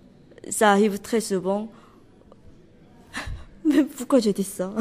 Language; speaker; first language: French; non-native, learner; Korean